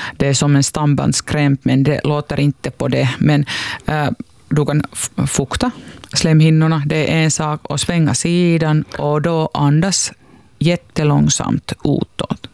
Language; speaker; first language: Swedish; non-native, local second language; Finnish